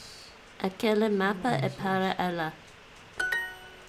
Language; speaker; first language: Portuguese; non-native, learner; English